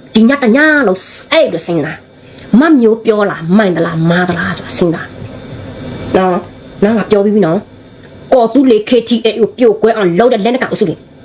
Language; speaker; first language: Burmese; non-native, local second language; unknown